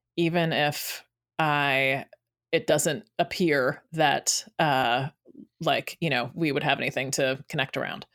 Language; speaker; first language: English; native; English